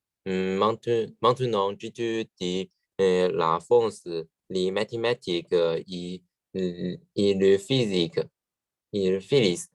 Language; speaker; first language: French; non-native, learner; Chinese